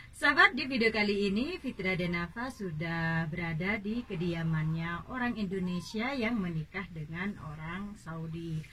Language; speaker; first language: Indonesian; native; Indonesian